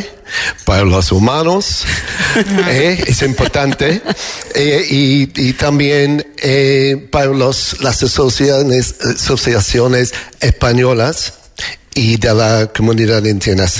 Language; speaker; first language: Spanish; non-native, learner; English